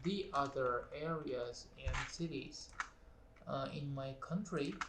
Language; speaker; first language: English; non-native, learner; Uzbek